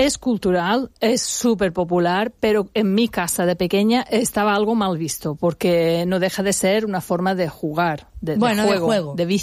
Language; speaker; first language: Spanish; non-native, fluent; English